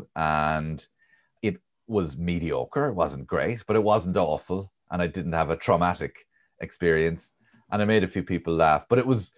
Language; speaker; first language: English; native; English